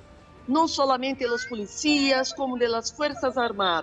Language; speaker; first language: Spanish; non-native, fluent; Portuguese